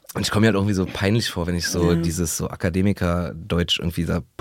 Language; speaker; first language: German; native; German